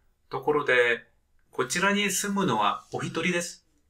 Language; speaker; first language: Japanese; native; Japanese